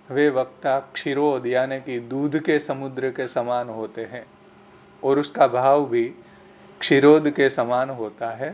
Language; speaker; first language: Hindi; non-native, local second language; Gujarati